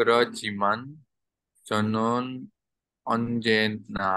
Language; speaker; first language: Korean; non-native, learner; Burmese